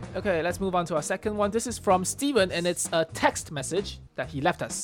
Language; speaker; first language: English; early bilingual, other home language; Chinese